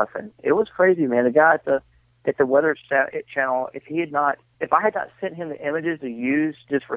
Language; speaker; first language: English; native; English